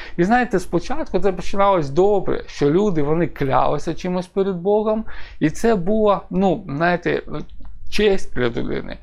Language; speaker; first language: Ukrainian; non-native, local second language; Russian